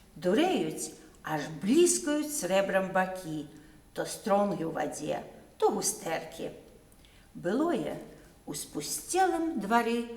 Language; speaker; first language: Belarusian; native; Belarusian